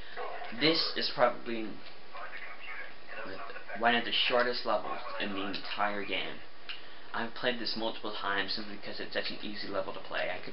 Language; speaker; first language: English; native; English